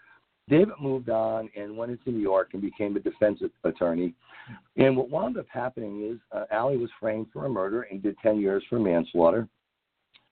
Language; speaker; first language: English; native; English